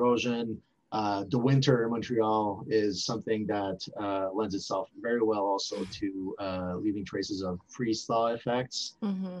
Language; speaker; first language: English; non-native, fluent; French